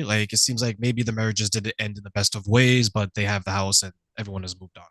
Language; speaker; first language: English; native; English